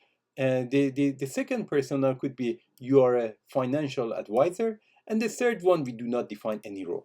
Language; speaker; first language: English; non-native, fluent; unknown